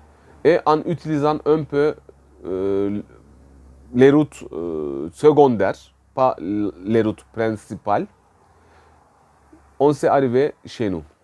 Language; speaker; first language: French; non-native, fluent; Turkish